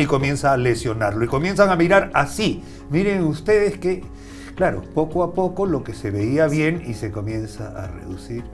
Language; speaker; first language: Spanish; native; Spanish